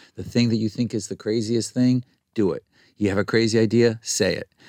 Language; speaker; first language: English; native; English